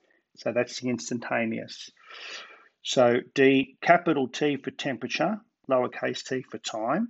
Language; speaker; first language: English; native; English